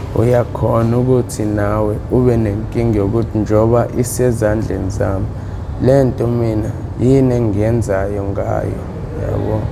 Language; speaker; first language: Zulu; native; Zulu